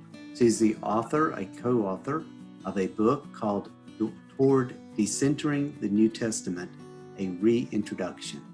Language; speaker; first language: English; native; English